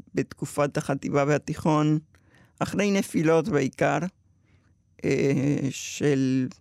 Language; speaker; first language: Hebrew; early bilingual, other home language; Spanish